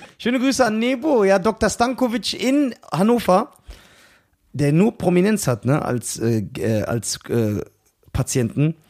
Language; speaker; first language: German; early bilingual, other home language; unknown